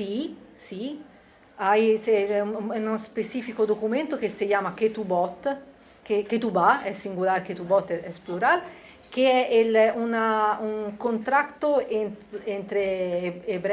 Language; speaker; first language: Spanish; non-native, learner; Italian